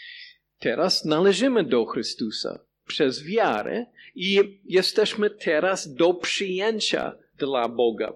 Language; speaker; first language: Polish; non-native, fluent; English